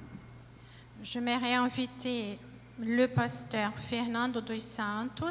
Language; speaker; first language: French; non-native, fluent; Portuguese